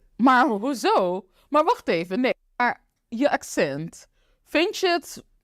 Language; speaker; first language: Dutch; non-native, local second language; Papiamento